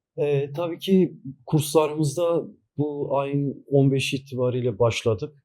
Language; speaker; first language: Turkish; non-native, local second language; Kurdish